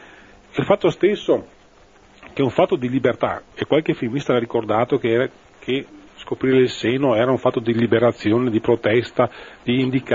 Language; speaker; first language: Italian; native; Italian